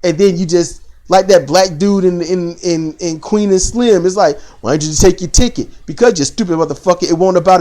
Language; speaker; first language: English; native; English